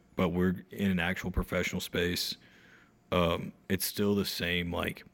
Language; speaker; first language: English; native; English